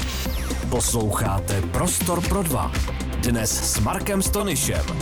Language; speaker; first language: Czech; native; Czech